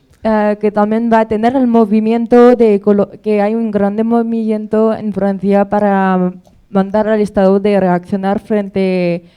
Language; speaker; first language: Spanish; non-native, fluent; French